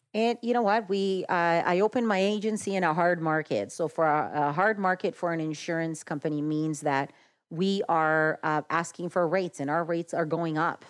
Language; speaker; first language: English; early bilingual, other home language; Macedonian